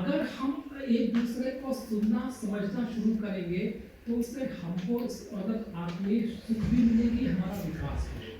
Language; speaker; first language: Hindi; native; Hindi